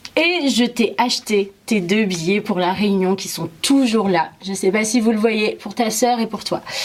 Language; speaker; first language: French; early bilingual, other home language; Arabic